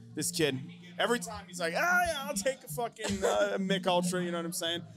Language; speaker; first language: English; native; English